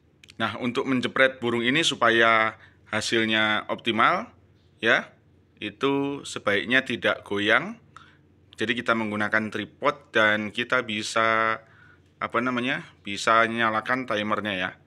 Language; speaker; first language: Indonesian; native; Indonesian